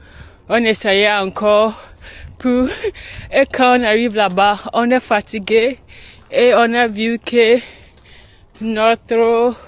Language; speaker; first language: French; non-native, learner; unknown